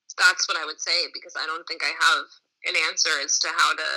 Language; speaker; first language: English; native; English